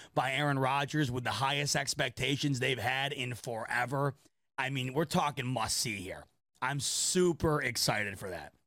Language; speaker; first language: English; native; English